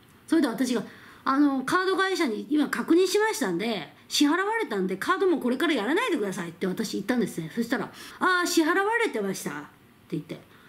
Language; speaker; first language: Japanese; non-native, fluent; Korean